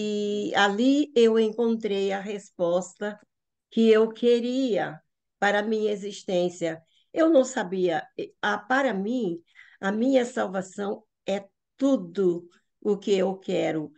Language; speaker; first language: Portuguese; native; Portuguese